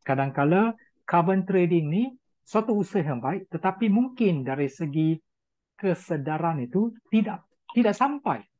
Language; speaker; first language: Malay; non-native, local second language; Chinese